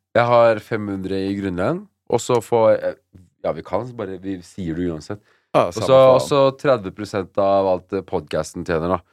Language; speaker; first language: Norwegian; native; Norwegian